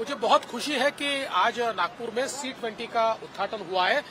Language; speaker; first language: Hindi; non-native, local second language; Marathi